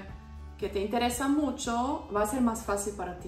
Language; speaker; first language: Spanish; non-native, fluent; German